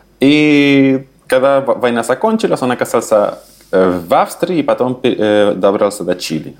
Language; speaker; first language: Russian; non-native, fluent; Spanish